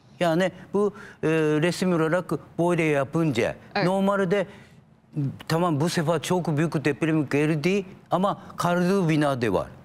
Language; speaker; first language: Turkish; non-native, fluent; Japanese